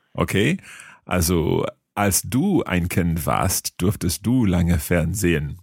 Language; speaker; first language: German; non-native, learner; English